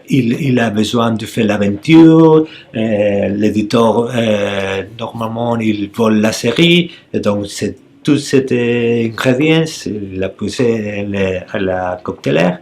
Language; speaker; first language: French; non-native, learner; Spanish